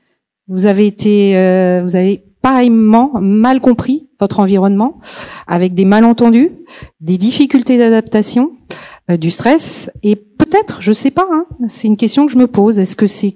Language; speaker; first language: French; native; French